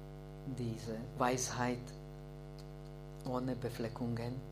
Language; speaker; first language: German; non-native, fluent; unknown